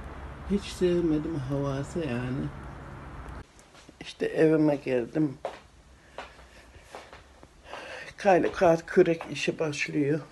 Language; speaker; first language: Turkish; early bilingual, heritage; Turkish